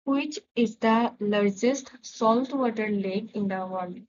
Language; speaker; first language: English; non-native, local second language; Assamese